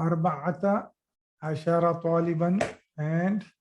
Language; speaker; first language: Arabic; non-native, fluent; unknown